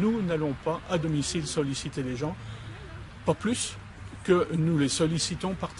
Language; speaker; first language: French; native; French